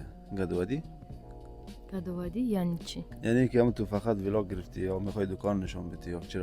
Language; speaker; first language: Persian; native; Persian